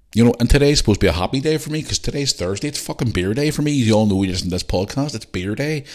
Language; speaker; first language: English; native; English